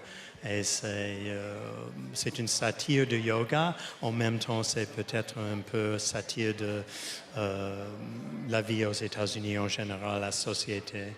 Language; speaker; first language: French; non-native, fluent; English